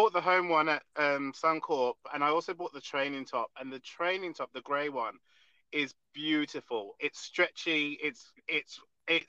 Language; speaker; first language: English; native; English